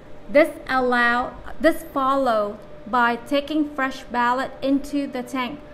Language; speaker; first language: English; non-native, fluent; Vietnamese